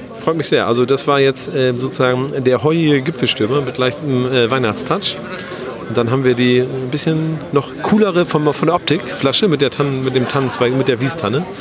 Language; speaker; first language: German; native; German